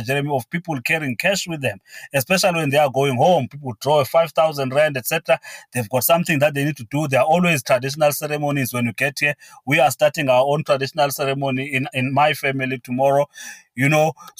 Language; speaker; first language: English; non-native, local second language; Xhosa